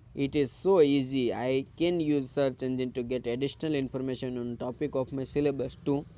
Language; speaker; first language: English; non-native, local second language; Gujarati